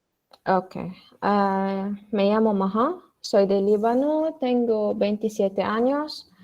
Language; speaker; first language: Spanish; non-native, learner; Arabic